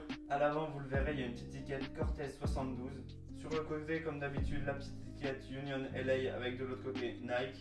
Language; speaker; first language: French; native; French